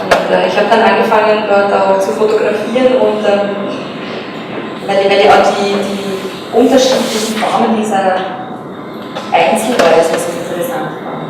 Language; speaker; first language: German; native; German